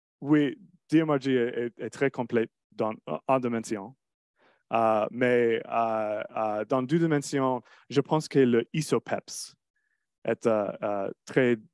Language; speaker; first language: French; non-native, learner; English